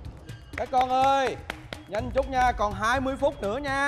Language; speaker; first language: Vietnamese; early bilingual, heritage; Vietnamese